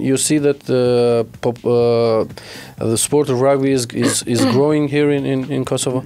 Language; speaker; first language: English; non-native, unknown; Albanian